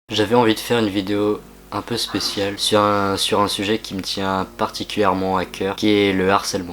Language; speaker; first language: French; native; French